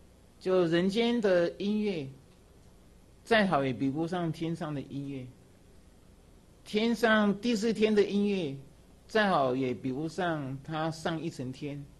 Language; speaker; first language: Chinese; native; Chinese